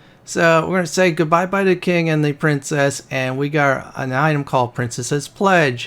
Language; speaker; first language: English; native; English